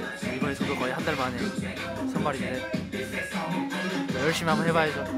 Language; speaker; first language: Korean; native; Korean